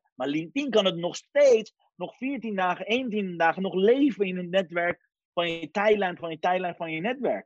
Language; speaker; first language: Dutch; early bilingual, other home language; Persian